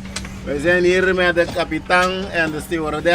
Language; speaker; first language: Dutch; non-native, local second language; Papiamento